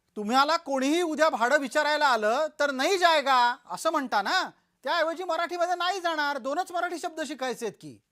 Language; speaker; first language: Marathi; native; Marathi